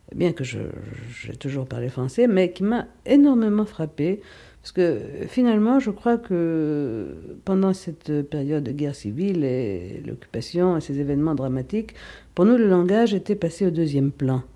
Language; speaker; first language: French; non-native, fluent; Greek